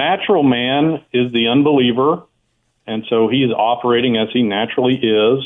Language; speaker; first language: English; native; English